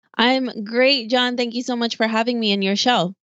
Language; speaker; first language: English; early bilingual, other home language; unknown